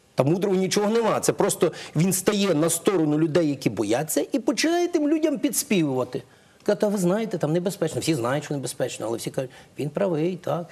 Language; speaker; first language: Ukrainian; native; Ukrainian